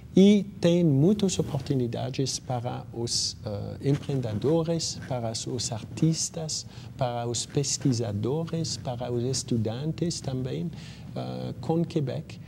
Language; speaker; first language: Portuguese; non-native, fluent; French